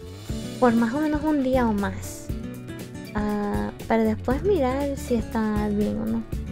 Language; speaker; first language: Spanish; early bilingual, heritage; English